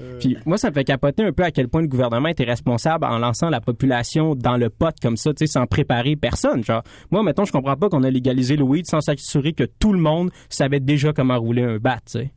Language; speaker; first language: French; native; French